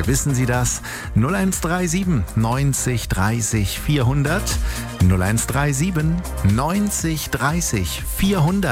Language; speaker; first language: German; native; German